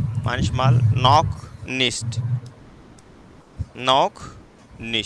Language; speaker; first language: German; non-native, learner; Hindi